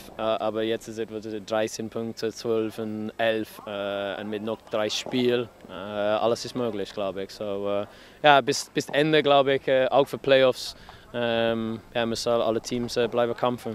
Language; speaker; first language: German; non-native, fluent; English